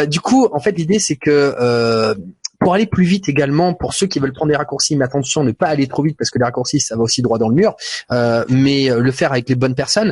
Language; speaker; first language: French; native; French